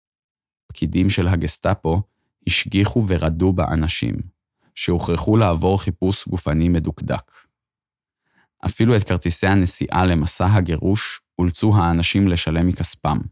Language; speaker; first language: Hebrew; native; Hebrew